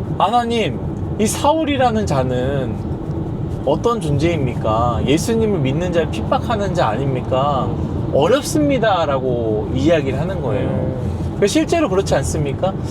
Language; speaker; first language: Korean; native; Korean